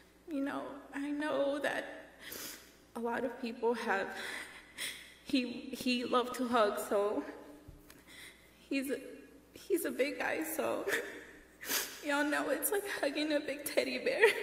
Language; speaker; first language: English; native; English